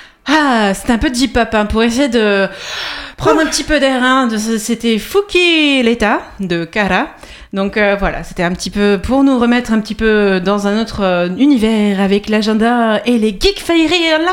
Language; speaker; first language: French; native; French